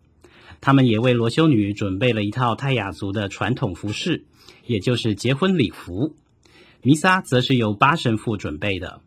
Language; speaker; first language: Chinese; native; Chinese